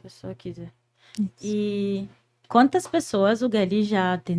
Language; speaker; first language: Portuguese; non-native, fluent; Haitian Creole